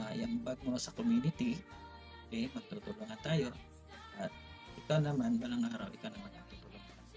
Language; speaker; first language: Filipino; non-native, local second language; Cebuano